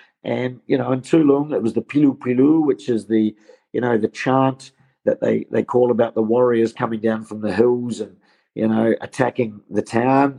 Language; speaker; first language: English; native; English